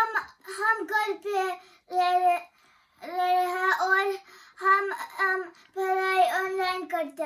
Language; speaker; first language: Hindi; early bilingual, heritage; Hindi